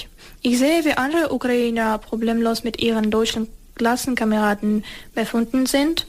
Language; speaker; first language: German; non-native, fluent; Ukrainian